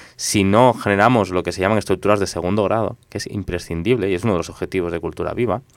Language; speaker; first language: Spanish; non-native, local second language; Catalan